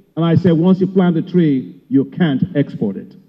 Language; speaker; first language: English; non-native, local second language; Yoruba